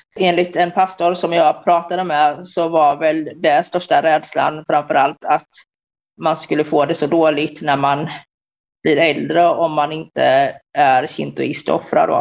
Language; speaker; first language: Swedish; native; Swedish